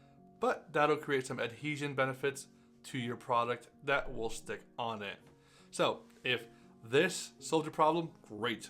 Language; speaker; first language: English; native; English